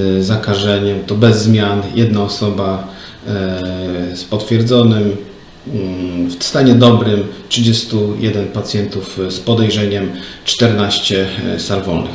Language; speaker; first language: Polish; native; Polish